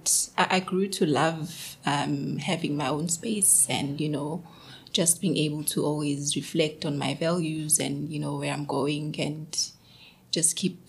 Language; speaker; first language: English; non-native, local second language; Zulu